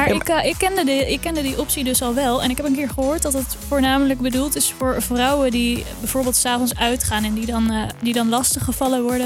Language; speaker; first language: Dutch; native; Dutch